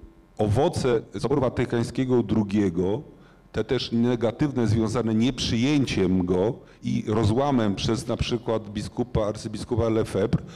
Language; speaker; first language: Polish; native; Polish